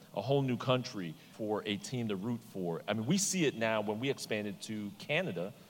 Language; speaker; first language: English; native; English